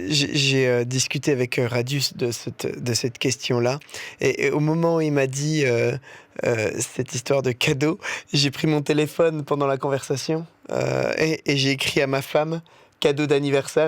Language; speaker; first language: French; native; French